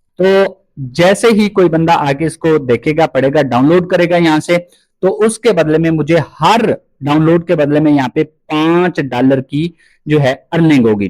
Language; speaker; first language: Urdu; non-native, local second language; Punjabi